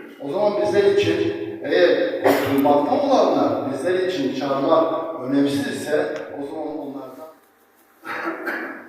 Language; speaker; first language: Turkish; non-native, fluent; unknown